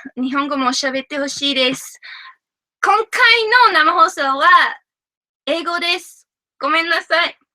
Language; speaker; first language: Japanese; non-native, fluent; English